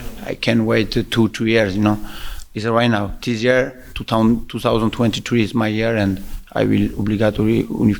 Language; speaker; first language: English; non-native, learner; French